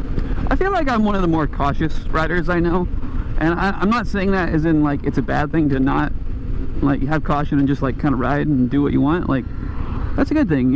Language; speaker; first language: English; native; English